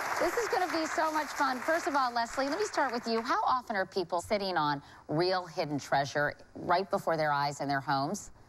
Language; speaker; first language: English; native; English